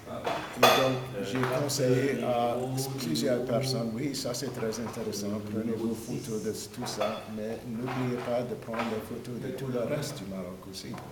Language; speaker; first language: French; non-native, fluent; English